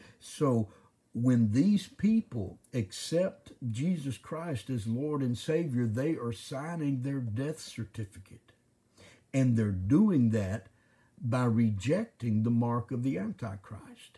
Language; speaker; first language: English; native; English